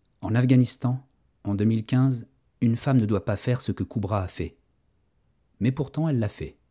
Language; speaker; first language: French; native; French